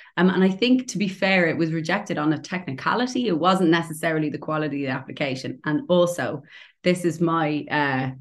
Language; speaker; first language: English; native; English